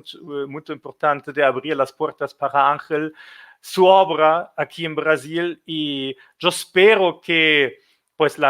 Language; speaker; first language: Spanish; non-native, fluent; German